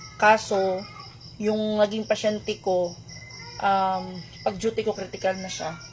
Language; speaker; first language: Filipino; non-native, local second language; Cebuano